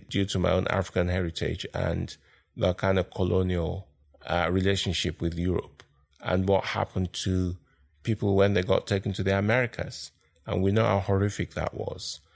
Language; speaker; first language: English; non-native, local second language; Yoruba